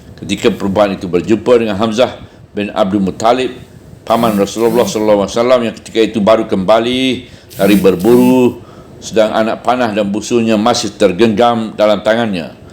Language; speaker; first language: Malay; native; Malay